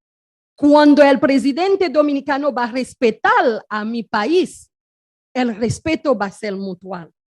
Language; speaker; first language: Spanish; non-native, fluent; Haitian Creole